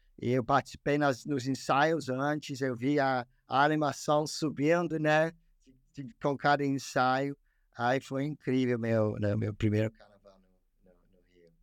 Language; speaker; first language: Portuguese; non-native, fluent; English